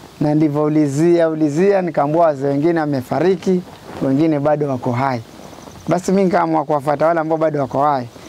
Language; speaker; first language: Swahili; non-native, local second language; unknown